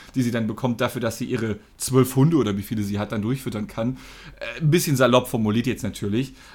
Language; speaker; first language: German; non-native, fluent; English